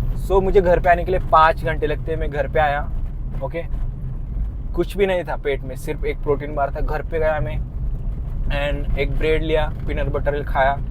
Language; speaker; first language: Hindi; non-native, local second language; Marathi